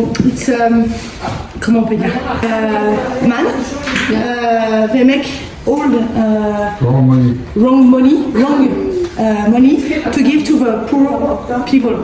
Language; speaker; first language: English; non-native, learner; French